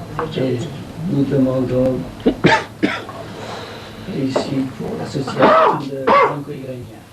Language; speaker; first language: French; non-native, fluent; Persian